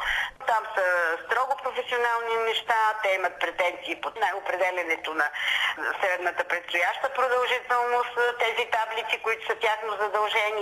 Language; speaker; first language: Bulgarian; native; Bulgarian